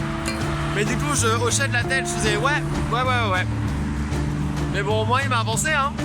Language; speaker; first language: French; native; French